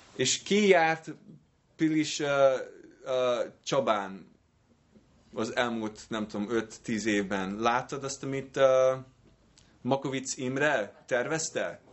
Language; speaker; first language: Hungarian; non-native, fluent; English